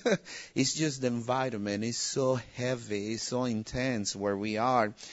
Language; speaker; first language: English; non-native, fluent; Spanish